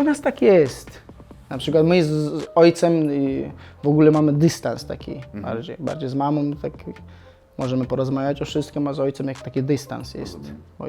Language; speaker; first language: Polish; non-native, fluent; Chechen